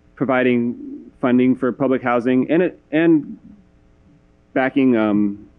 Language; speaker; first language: English; native; English